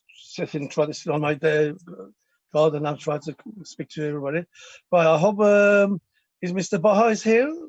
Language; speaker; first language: English; non-native, learner; Turkish